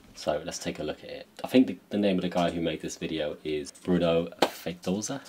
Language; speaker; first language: English; native; English